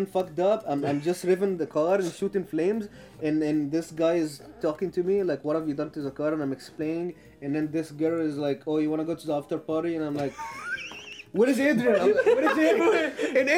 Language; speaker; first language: English; non-native, fluent; Arabic